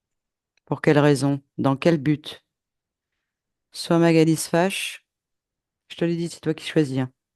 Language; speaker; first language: French; native; French